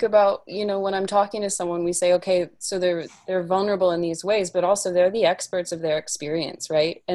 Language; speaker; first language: English; native; English